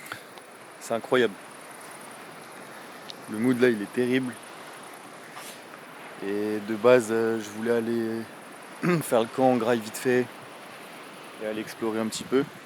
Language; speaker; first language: French; native; French